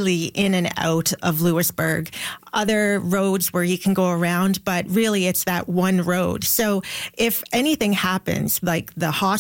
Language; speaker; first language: English; native; English